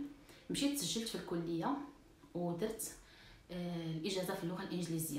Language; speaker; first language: Arabic; native; Arabic